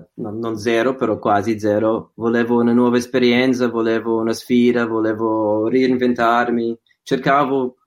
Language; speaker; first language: Italian; non-native, fluent; English